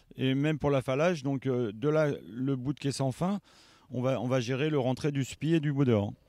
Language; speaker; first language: French; native; French